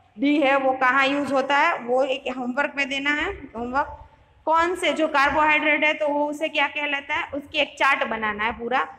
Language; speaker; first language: Hindi; non-native, local second language; Gujarati